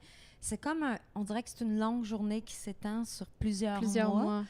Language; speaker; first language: French; native; French